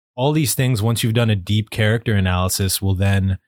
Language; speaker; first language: English; native; English